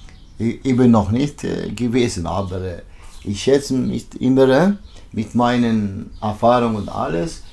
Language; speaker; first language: German; non-native, learner; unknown